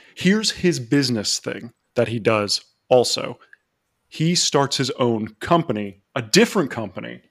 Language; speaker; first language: English; native; English